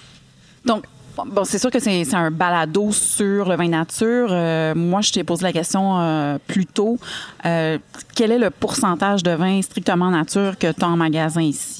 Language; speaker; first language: French; native; French